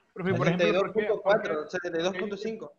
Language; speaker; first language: Spanish; native; Spanish